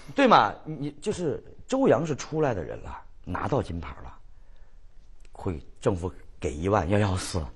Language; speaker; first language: Chinese; native; Chinese